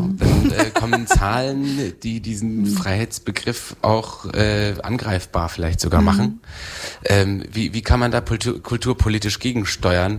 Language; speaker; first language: German; native; German